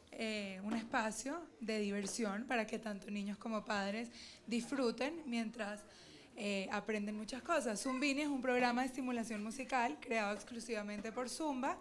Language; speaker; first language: Spanish; native; Spanish